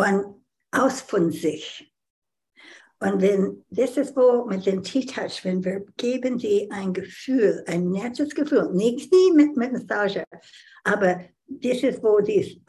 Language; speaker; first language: German; non-native, learner; English